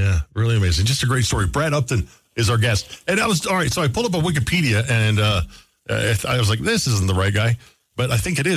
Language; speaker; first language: English; native; English